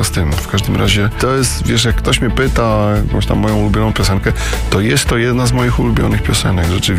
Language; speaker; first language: Polish; native; Polish